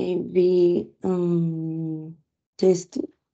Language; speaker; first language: English; non-native, learner; Spanish